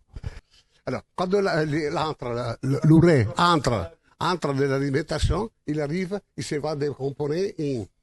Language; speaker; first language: French; non-native, learner; Italian